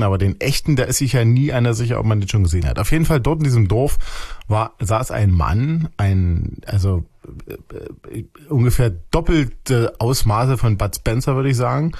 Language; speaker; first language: German; native; German